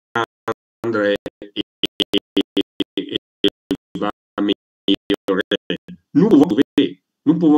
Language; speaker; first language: French; non-native, learner; Italian